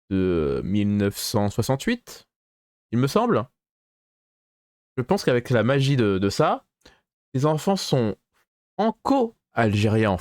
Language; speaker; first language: French; native; French